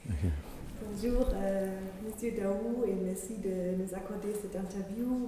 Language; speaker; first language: French; non-native, fluent; German